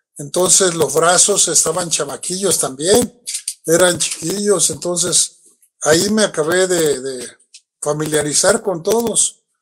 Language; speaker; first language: Spanish; native; Spanish